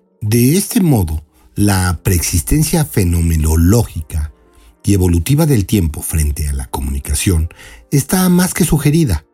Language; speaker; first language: Spanish; native; Spanish